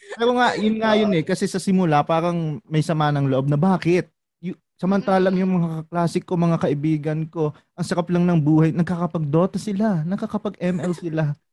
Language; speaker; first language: Filipino; native; Filipino